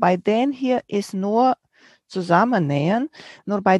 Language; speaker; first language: German; non-native, fluent; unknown